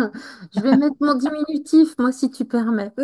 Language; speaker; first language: French; native; French